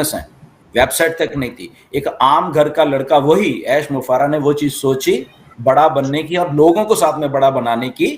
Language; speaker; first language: Hindi; native; Hindi